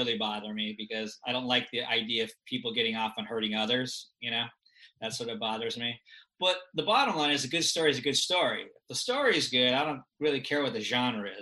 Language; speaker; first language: English; native; English